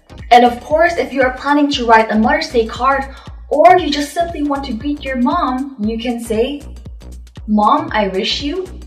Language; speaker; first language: English; non-native, local second language; Filipino